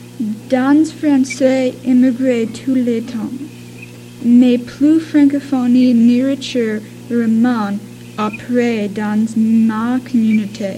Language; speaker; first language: French; non-native, learner; English